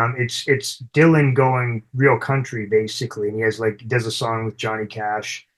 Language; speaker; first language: English; native; English